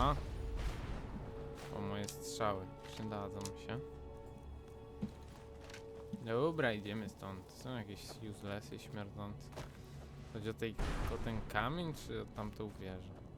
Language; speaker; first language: Polish; native; Polish